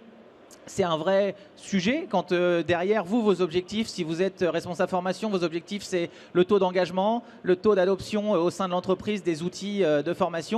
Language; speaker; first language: French; native; French